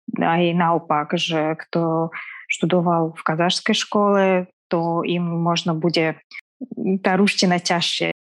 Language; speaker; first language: Slovak; non-native, fluent; Kazakh